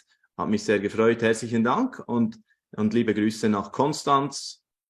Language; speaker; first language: German; native; German